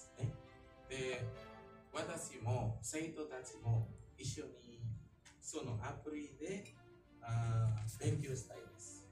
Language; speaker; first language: Japanese; non-native, learner; Indonesian